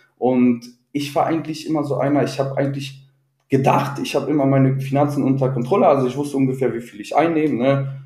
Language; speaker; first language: German; native; German